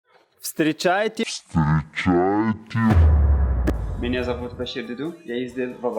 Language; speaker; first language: Russian; non-native, learner; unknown